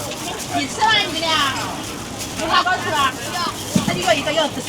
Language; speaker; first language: Chinese; native; Chinese